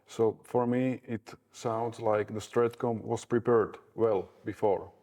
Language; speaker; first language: English; non-native, fluent; Slovak